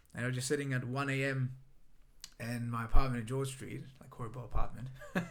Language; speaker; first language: English; non-native, fluent; Greek